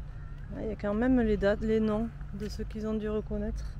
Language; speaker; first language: French; native; French